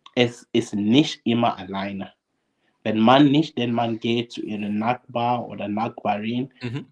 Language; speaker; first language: German; non-native, fluent; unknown